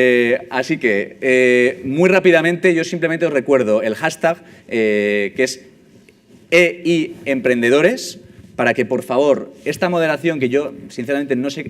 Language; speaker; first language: Spanish; native; Spanish